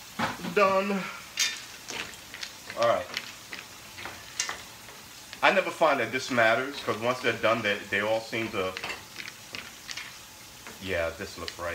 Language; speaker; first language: English; native; English